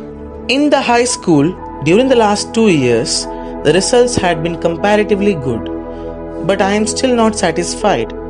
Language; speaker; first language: English; non-native, local second language; Tamil